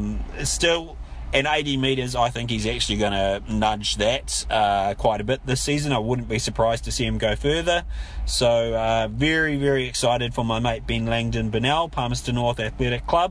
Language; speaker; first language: English; native; English